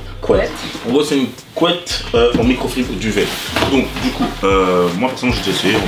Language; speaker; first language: French; native; French